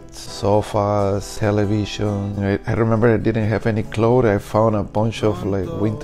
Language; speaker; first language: English; non-native, fluent; Spanish